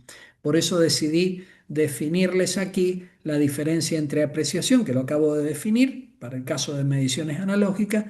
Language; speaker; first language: Spanish; native; Spanish